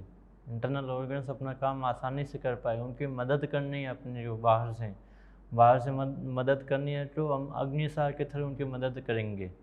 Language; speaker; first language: Hindi; native; Hindi